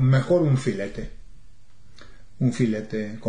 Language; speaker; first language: Spanish; non-native, fluent; English